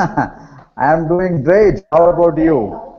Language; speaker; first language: English; non-native, learner; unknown